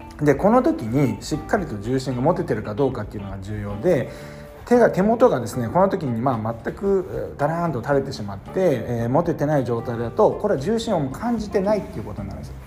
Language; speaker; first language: Japanese; native; Japanese